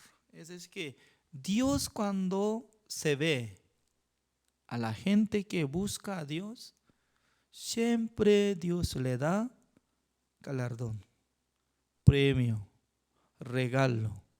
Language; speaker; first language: Spanish; non-native, learner; Korean